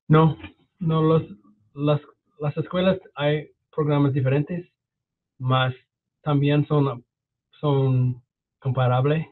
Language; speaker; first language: Spanish; non-native, learner; English